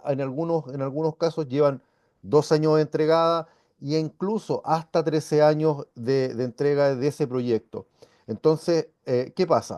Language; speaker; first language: Spanish; native; Spanish